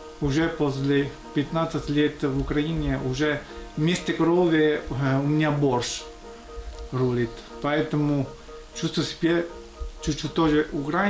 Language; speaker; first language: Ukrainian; non-native, learner; Italian